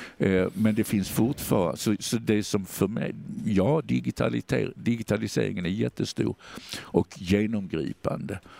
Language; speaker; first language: Swedish; native; Swedish